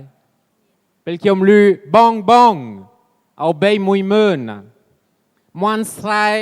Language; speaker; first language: Khmer; non-native, fluent; French